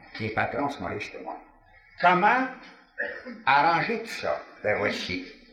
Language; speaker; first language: French; native; French